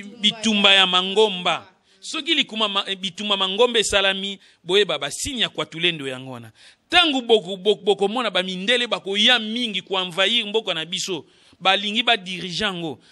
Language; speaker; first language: Lingala; non-native, local second language; Kongo